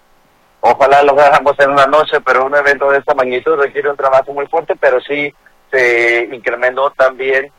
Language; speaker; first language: Spanish; native; Spanish